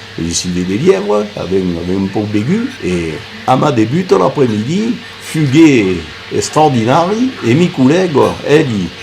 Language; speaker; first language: Occitan; native; Occitan